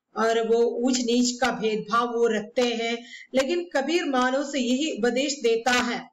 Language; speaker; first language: Hindi; non-native, local second language; Malayalam